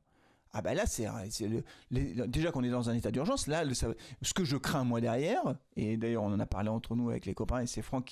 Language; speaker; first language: French; native; French